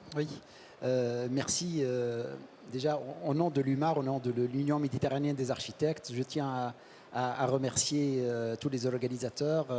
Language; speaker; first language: French; non-native, local second language; Arabic